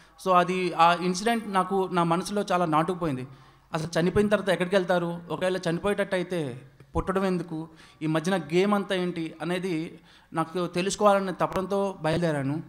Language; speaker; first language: Telugu; non-native, local second language; Odia